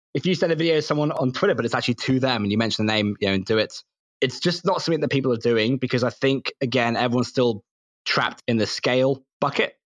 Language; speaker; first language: English; native; English